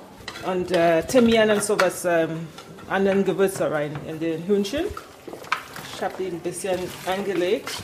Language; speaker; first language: German; non-native, learner; English